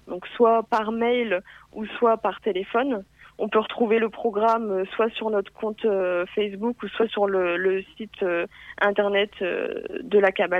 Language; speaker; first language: French; native; French